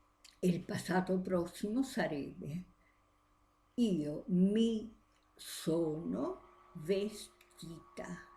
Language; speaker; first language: Italian; non-native, fluent; Spanish